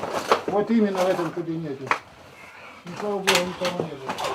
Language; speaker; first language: Russian; native; Russian